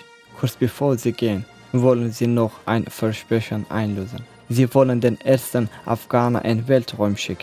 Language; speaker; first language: German; non-native, fluent; Persian